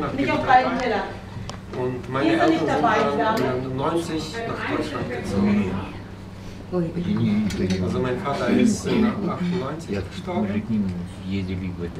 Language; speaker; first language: German; early bilingual, heritage; German